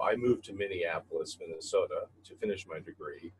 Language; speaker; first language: English; native; English